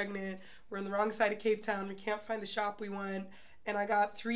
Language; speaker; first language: English; native; English